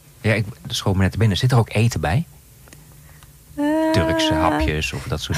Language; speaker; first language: Dutch; native; Dutch